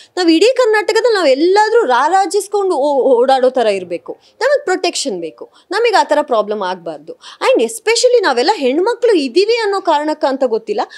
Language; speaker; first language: Kannada; native; Kannada